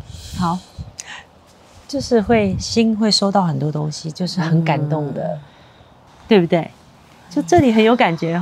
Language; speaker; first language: Chinese; native; Chinese